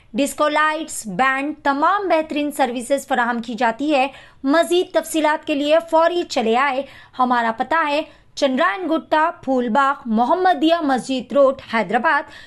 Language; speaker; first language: Urdu; native; Urdu